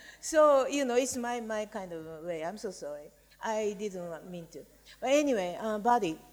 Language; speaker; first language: English; non-native, fluent; Japanese